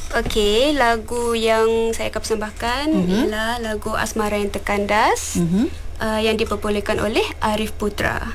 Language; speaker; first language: Malay; non-native, local second language; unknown